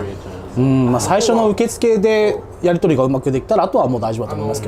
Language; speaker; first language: Japanese; native; Japanese